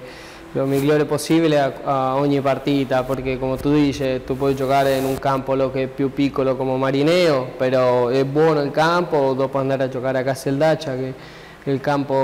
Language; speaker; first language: Italian; non-native, learner; Spanish